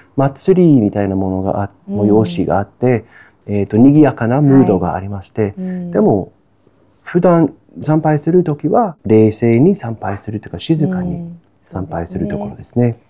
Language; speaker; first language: Japanese; non-native, fluent; English